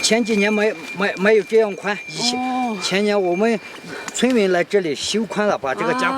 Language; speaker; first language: Chinese; native; Chinese